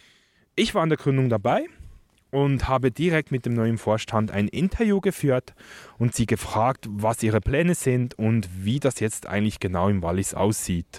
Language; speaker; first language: German; native; German